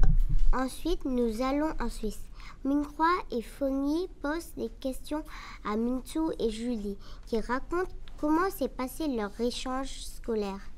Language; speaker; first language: French; non-native, learner; Vietnamese